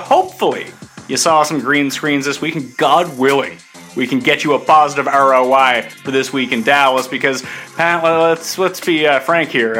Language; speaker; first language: English; native; English